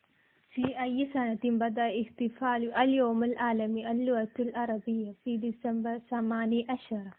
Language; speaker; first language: Arabic; non-native, learner; Malayalam